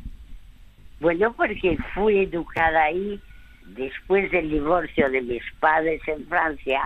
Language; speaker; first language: Spanish; early bilingual, other home language; French